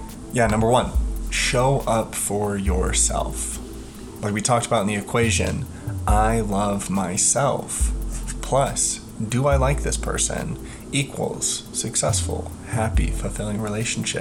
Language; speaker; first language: English; native; English